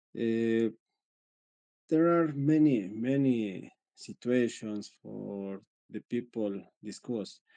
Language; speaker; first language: English; non-native, learner; Spanish